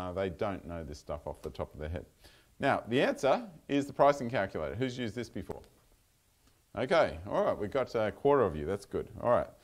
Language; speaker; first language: English; native; English